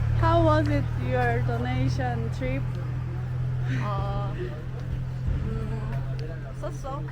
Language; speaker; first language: English; non-native, learner; Macedonian